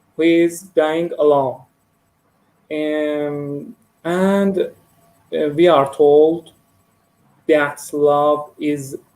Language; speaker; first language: English; non-native, learner; Persian